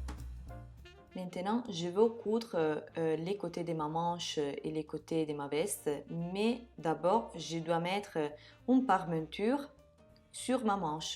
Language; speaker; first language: French; non-native, fluent; Italian